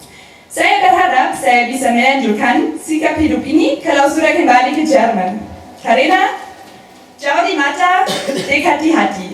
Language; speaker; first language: Indonesian; non-native, learner; German